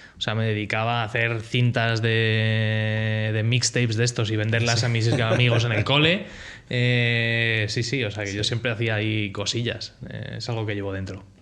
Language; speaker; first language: Spanish; early bilingual, heritage; Spanish